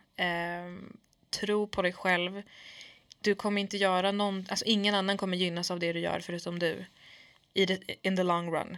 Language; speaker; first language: Swedish; early bilingual, other home language; Kurdish